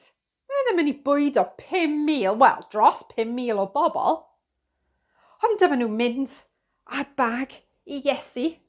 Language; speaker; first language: Welsh; non-native, fluent; English